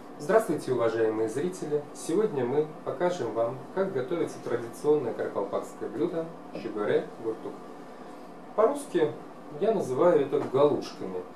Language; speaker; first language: Russian; non-native, local second language; Kara-Kalpak